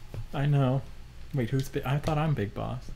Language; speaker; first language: English; native; English